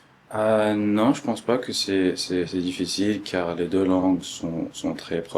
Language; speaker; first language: French; early bilingual, other home language; Arabic